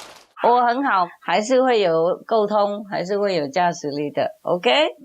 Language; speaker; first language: Chinese; non-native, fluent; Vietnamese